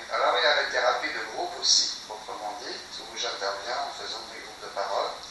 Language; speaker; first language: French; non-native, local second language; Kabyle